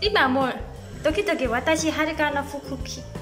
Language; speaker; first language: Japanese; non-native, learner; Burmese